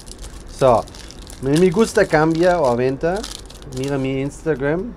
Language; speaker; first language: Spanish; non-native, learner; English